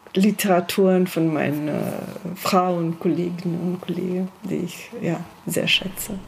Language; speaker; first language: German; non-native, fluent; Slovenian